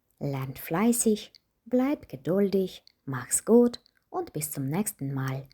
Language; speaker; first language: German; non-native, fluent; Ukrainian